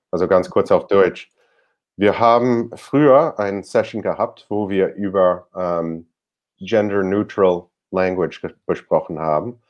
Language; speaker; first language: German; non-native, fluent; English